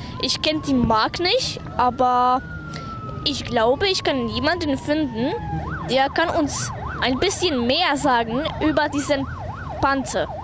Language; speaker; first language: German; non-native, learner; Polish